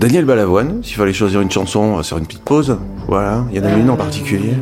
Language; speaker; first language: French; native; French